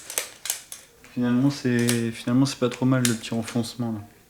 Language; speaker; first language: French; native; French